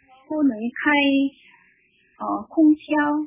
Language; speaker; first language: Chinese; non-native, learner; Korean